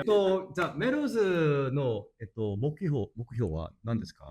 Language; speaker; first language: Japanese; non-native, learner; English